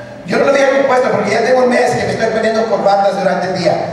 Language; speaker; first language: Spanish; early bilingual, heritage; Spanish